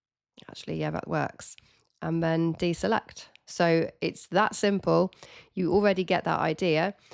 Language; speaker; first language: English; native; English